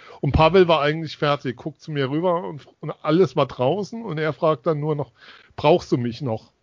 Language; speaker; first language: German; native; German